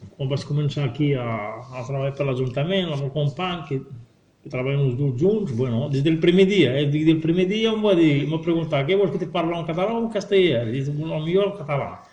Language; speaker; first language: Catalan; non-native, learner; Arabic